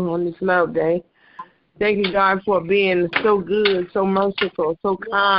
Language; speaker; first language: English; native; English